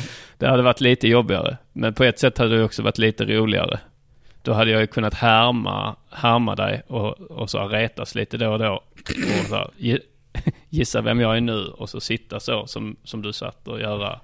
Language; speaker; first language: Swedish; native; Swedish